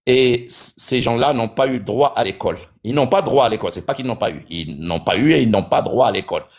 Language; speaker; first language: French; non-native, local second language; Arabic